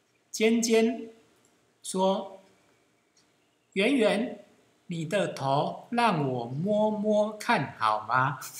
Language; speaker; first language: Chinese; native; Chinese